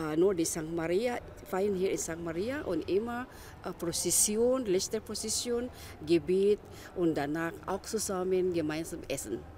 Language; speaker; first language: German; non-native, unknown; Filipino